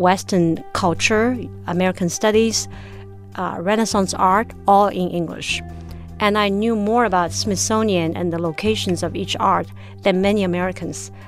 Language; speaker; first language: English; non-native, fluent; Chinese